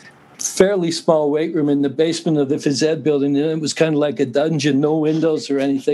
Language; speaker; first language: English; native; English